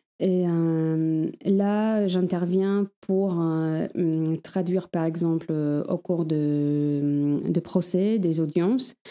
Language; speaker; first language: French; non-native, fluent; Polish